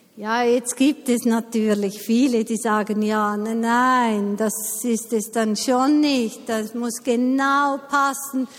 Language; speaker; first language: German; native; German